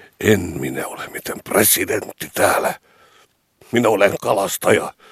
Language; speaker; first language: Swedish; native; Swedish